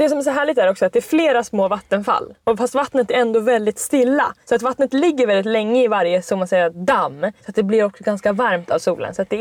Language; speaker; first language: Swedish; native; Swedish